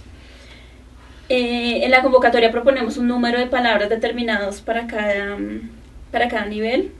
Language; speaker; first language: Spanish; native; Spanish